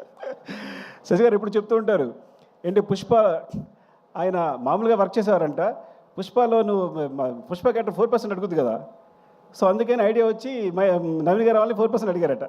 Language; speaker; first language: Telugu; native; Telugu